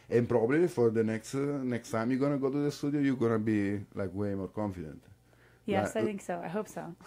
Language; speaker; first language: English; non-native, fluent; Italian